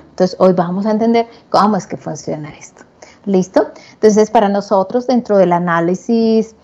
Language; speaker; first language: Spanish; native; Spanish